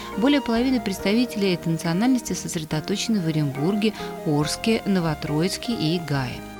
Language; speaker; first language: Russian; native; Russian